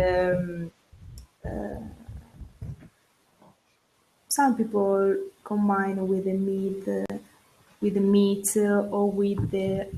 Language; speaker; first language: English; non-native, learner; Italian